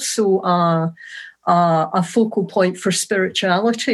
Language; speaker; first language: English; native; English